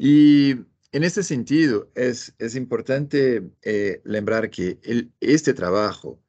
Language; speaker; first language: Spanish; non-native, fluent; Portuguese